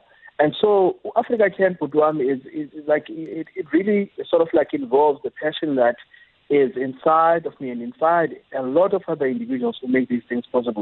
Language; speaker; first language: English; non-native, local second language; Xhosa